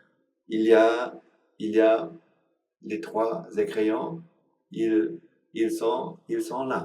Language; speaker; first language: French; non-native, learner; Sinhala